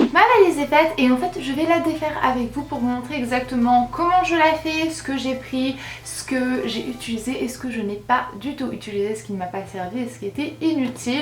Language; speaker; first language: French; native; French